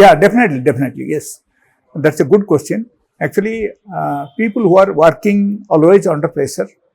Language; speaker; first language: English; non-native, local second language; Telugu